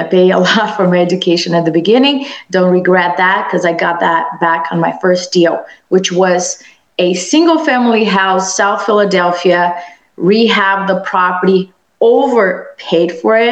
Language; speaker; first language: English; non-native, fluent; Portuguese